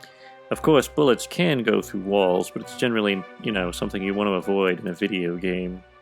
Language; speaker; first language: English; native; English